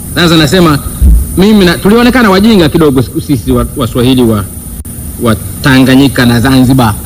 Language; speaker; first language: Swahili; non-native, local second language; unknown